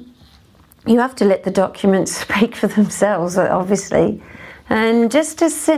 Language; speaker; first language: English; native; English